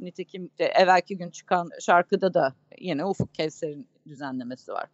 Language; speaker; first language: Turkish; non-native, fluent; English